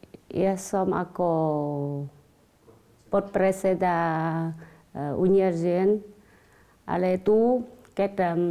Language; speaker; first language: Slovak; non-native, learner; Vietnamese